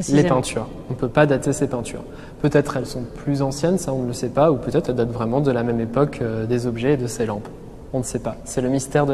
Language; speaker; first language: French; native; French